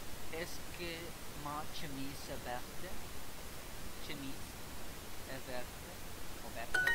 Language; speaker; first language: French; non-native, learner; Spanish